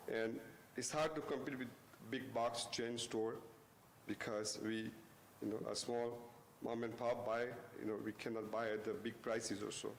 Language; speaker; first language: English; non-native, local second language; Gujarati